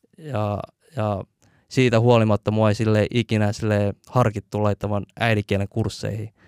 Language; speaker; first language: Finnish; early bilingual, other home language; Vietnamese